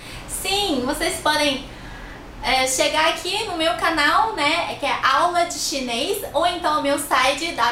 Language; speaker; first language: Portuguese; non-native, fluent; Chinese